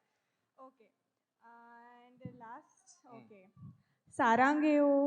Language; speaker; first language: Telugu; non-native, learner; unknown